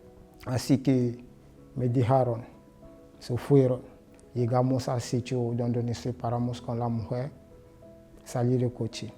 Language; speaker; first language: Spanish; non-native, learner; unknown